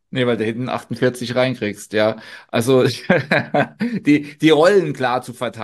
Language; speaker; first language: German; native; German